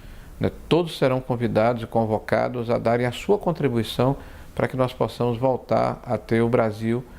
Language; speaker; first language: Portuguese; native; Portuguese